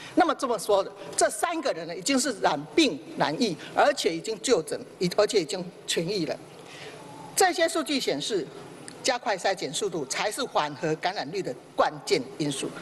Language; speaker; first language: Chinese; native; Chinese